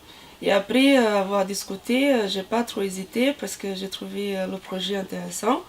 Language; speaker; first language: French; non-native, fluent; Portuguese